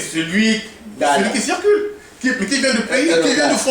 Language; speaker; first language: French; non-native, local second language; Lingala